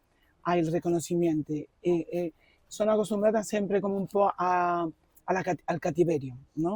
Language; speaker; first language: Italian; non-native, fluent; Spanish